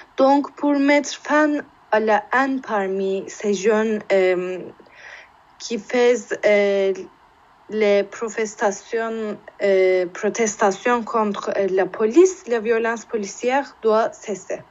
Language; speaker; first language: French; non-native, learner; Turkish